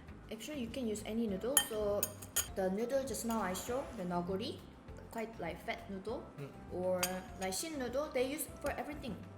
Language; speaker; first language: English; non-native, fluent; Korean